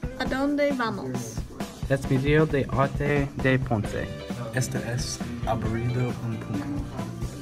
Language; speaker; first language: Spanish; non-native, learner; English